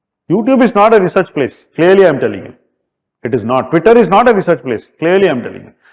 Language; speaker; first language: English; non-native, local second language; Tamil